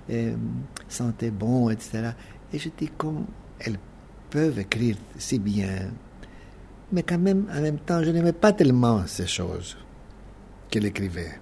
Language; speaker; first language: French; non-native, fluent; Greek